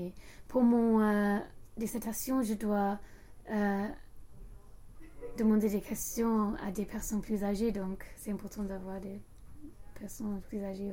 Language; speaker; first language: French; non-native, learner; English